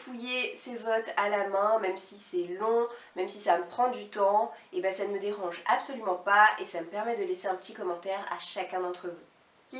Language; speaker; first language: French; native; French